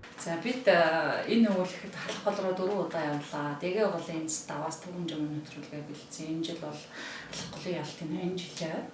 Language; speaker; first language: Mongolian; native; Mongolian